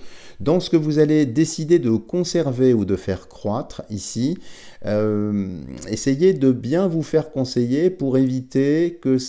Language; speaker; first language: French; native; French